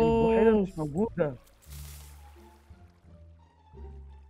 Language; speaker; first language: Arabic; native; Arabic